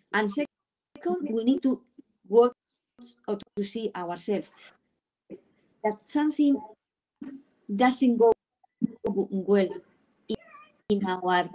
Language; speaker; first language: English; non-native, learner; Spanish